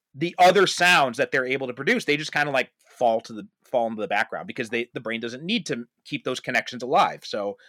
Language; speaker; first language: English; native; English